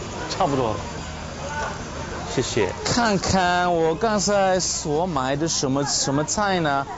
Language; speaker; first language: Chinese; non-native, fluent; English